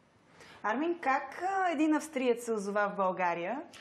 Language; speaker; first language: Bulgarian; native; Bulgarian